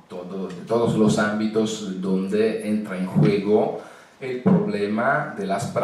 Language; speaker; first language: Spanish; non-native, fluent; Italian